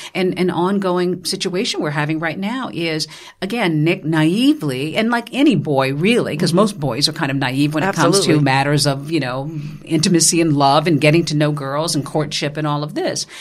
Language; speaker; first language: English; native; English